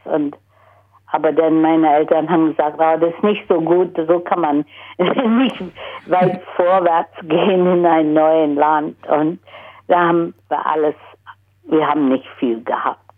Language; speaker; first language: German; early bilingual, heritage; German